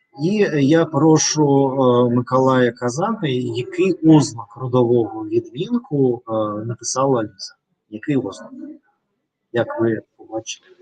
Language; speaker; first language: Ukrainian; non-native, learner; Russian